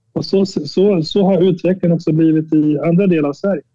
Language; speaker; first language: Swedish; early bilingual, other home language; Albanian